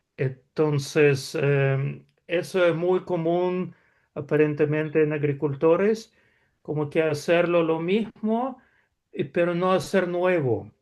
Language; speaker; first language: Spanish; non-native, fluent; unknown